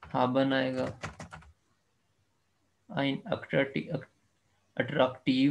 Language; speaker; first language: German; non-native, fluent; Urdu